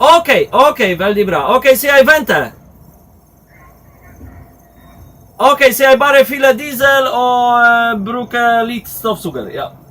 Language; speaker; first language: Swedish; non-native, learner; Polish